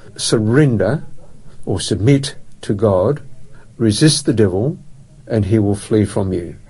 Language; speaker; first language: English; native; English